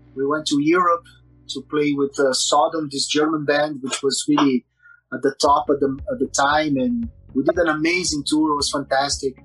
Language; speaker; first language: English; non-native, fluent; Portuguese